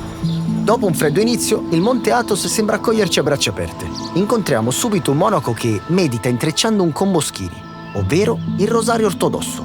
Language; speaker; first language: Italian; native; Italian